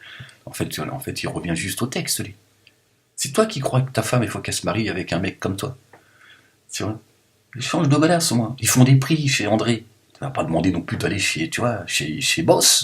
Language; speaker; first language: French; native; French